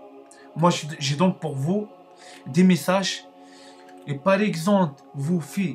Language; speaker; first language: French; non-native, learner; Arabic